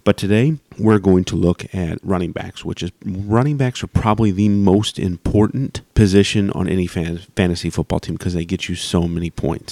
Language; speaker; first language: English; native; English